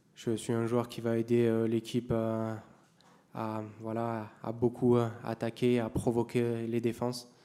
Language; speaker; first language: Spanish; non-native, learner; French